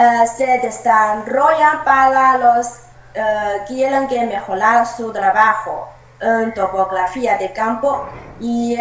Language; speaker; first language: Spanish; non-native, learner; Chinese